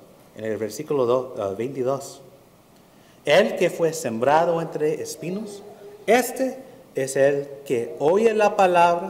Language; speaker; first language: Spanish; early bilingual, heritage; Spanish